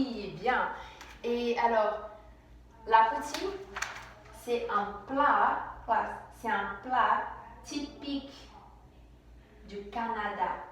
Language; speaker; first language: French; non-native, fluent; English